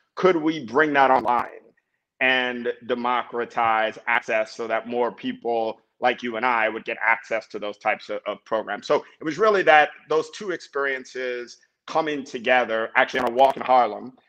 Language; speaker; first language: English; native; English